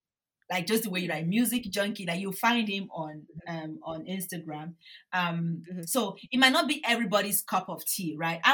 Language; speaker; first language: English; non-native, local second language; Bini